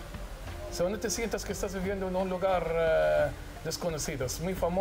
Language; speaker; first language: Spanish; non-native, fluent; Arabic